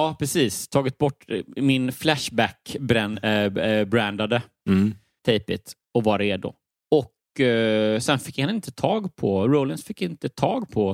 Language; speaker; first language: Swedish; native; Swedish